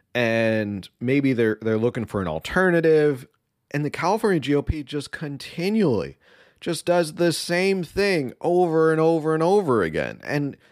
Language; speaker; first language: English; early bilingual, other home language; Spanish